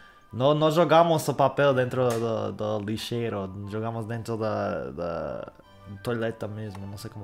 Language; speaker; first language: Portuguese; non-native, learner; English